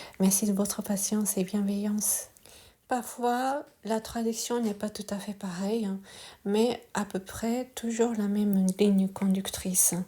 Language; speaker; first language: French; non-native, fluent; Japanese